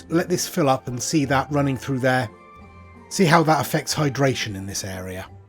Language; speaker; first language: English; native; English